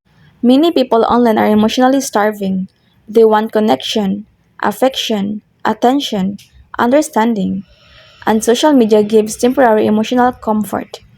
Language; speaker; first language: English; non-native, local second language; Filipino